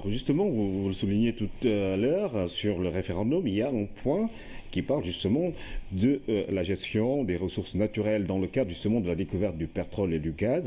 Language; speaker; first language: French; non-native, local second language; Wolof